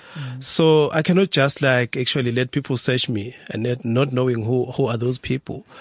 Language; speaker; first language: English; non-native, local second language; Zulu